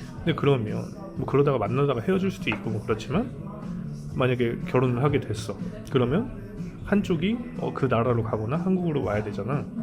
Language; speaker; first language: Korean; native; Korean